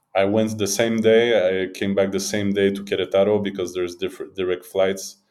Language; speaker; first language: English; native; English